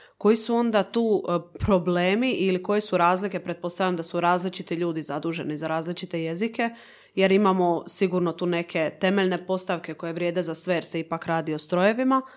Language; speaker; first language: Croatian; native; Croatian